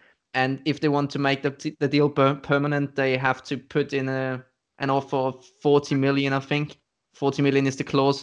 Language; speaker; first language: English; non-native, fluent; German